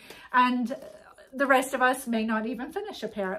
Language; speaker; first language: English; native; English